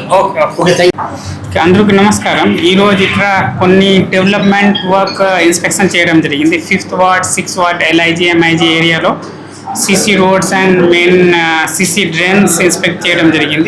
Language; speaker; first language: Telugu; non-native, fluent; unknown